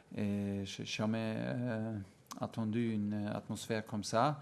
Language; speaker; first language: French; non-native, fluent; German